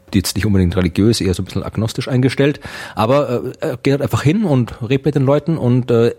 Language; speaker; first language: German; native; German